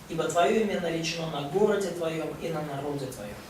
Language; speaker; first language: Russian; native; Russian